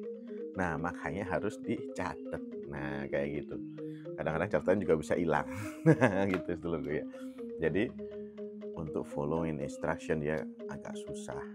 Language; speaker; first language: Indonesian; native; Indonesian